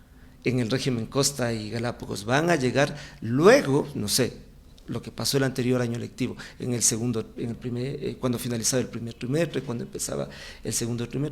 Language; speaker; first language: Spanish; native; Spanish